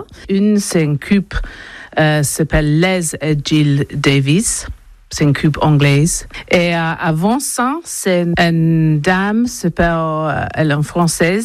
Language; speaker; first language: French; non-native, learner; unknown